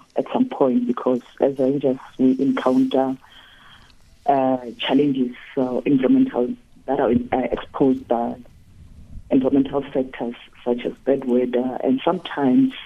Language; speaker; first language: English; non-native, local second language; Tsonga